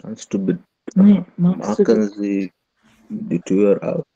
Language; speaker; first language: German; non-native, learner; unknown